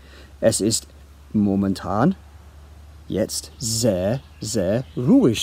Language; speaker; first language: German; non-native, fluent; English